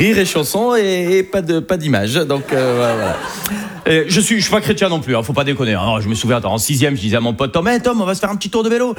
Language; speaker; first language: French; native; French